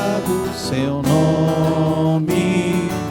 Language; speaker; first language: Portuguese; native; Portuguese